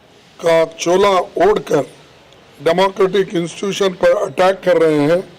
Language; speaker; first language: Hindi; non-native, local second language; Kannada